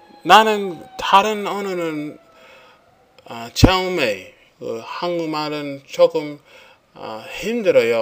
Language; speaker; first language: Korean; non-native, learner; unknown